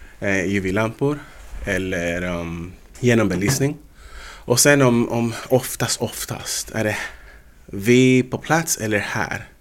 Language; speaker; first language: Swedish; non-native, fluent; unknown